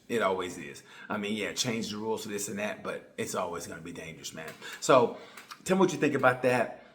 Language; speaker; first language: English; native; English